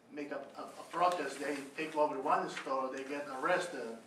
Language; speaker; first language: English; non-native, learner; Spanish